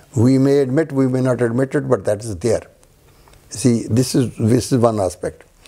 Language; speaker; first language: English; non-native, local second language; Punjabi